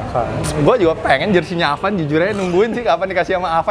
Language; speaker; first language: Indonesian; native; Indonesian